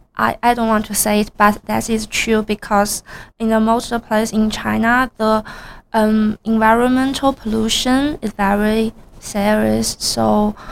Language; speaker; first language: English; non-native, learner; Chinese